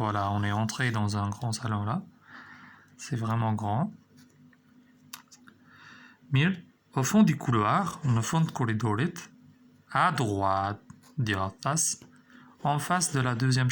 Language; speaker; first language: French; non-native, fluent; Albanian